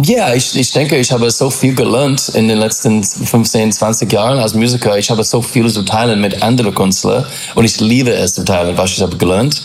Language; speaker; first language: German; non-native, learner; English